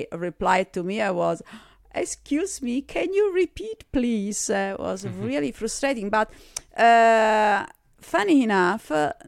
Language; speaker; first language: English; non-native, fluent; Italian